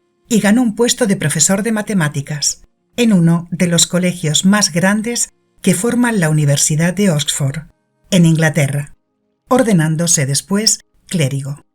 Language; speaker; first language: Spanish; native; Spanish